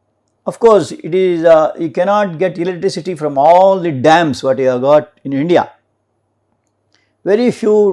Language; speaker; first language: English; non-native, local second language; Kannada